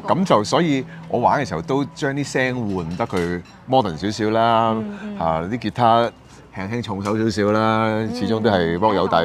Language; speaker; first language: Cantonese; native; Cantonese